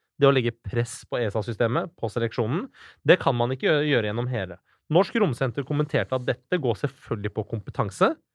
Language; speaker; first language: Norwegian; native; Norwegian